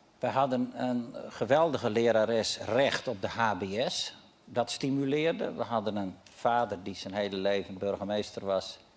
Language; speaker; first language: Dutch; native; Dutch